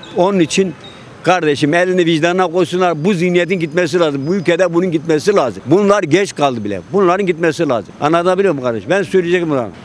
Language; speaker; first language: Turkish; native; Turkish